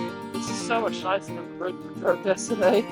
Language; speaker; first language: English; non-native, fluent; Dutch